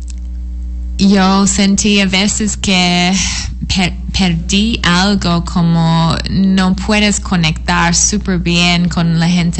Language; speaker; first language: Spanish; non-native, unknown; English